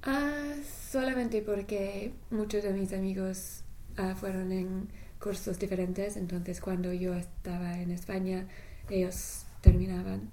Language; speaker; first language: Spanish; non-native, learner; English